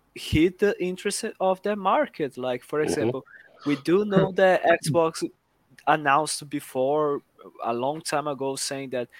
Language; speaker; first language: English; non-native, fluent; Portuguese